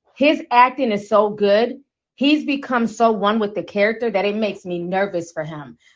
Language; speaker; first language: English; native; English